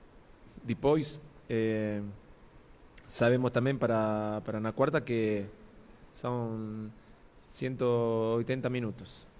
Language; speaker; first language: Portuguese; non-native, fluent; Spanish